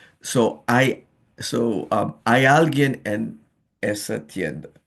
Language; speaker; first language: Spanish; non-native, fluent; English